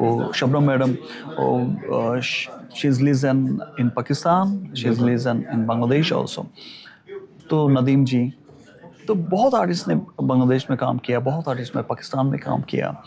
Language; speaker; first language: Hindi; non-native, learner; Bangla